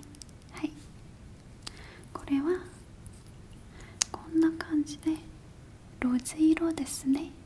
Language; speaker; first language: Japanese; non-native, learner; Korean